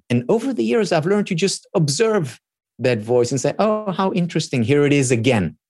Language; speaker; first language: English; non-native, fluent; Hebrew